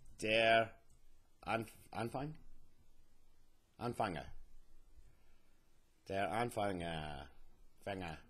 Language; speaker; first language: German; non-native, learner; English